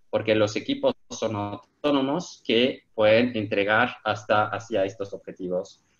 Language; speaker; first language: Spanish; non-native, fluent; Turkish